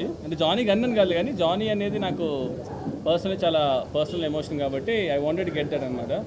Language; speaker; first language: Telugu; native; Telugu